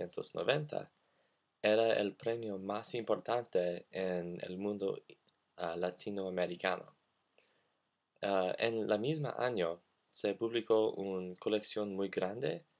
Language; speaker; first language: Spanish; non-native, learner; English